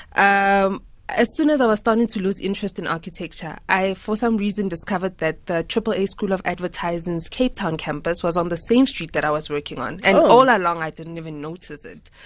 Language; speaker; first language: English; non-native, local second language; Tswana